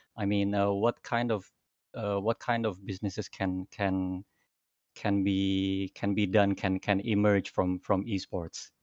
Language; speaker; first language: English; non-native, fluent; Indonesian